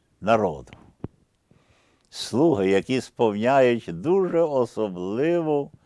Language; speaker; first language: Ukrainian; early bilingual, heritage; Ukrainian